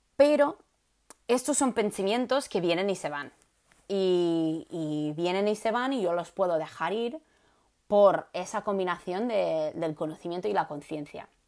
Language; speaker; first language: Spanish; non-native, fluent; English